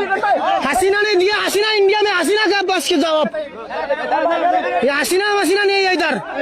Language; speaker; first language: Hindi; non-native, learner; Bangla